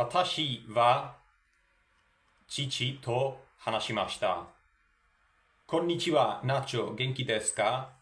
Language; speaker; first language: Japanese; non-native, learner; Spanish